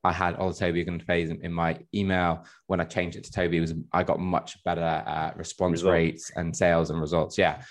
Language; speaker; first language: English; native; English